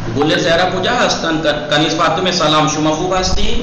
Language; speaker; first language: Persian; non-native, fluent; Urdu